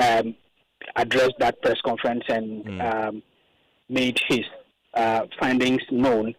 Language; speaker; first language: English; native; English